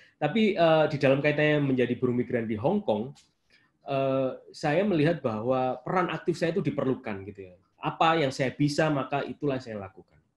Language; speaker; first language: Indonesian; native; Indonesian